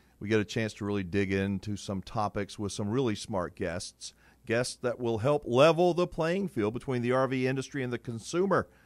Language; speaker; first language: English; native; English